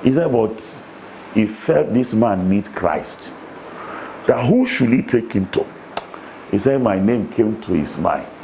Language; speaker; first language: English; non-native, local second language; Yoruba